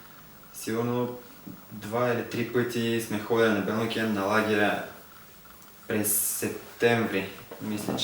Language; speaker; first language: Bulgarian; non-native, learner; Russian